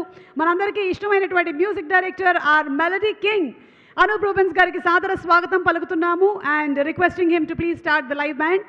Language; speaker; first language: Telugu; native; Telugu